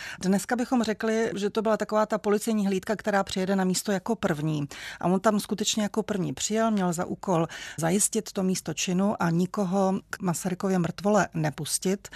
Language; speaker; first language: Czech; native; Czech